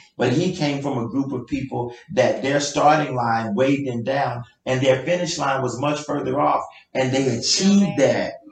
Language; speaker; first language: English; native; English